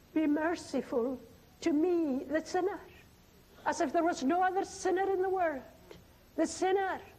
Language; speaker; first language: English; non-native, local second language; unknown